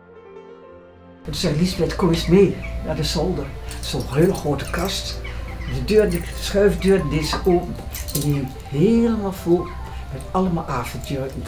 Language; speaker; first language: Dutch; native; Dutch